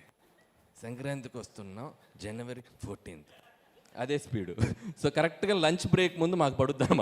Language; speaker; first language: Telugu; native; Telugu